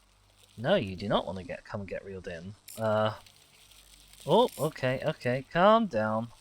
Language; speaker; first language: English; native; English